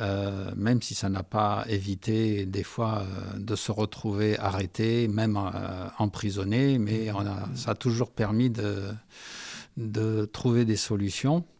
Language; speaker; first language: French; early bilingual, heritage; French